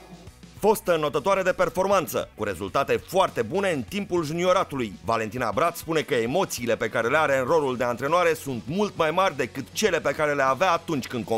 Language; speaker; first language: Romanian; native; Romanian